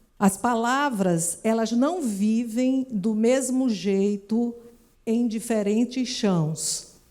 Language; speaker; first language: Portuguese; native; Portuguese